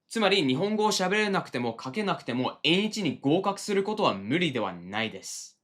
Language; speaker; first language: Japanese; non-native, fluent; English